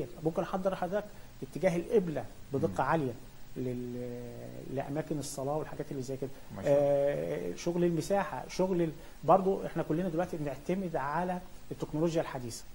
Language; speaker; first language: Arabic; native; Arabic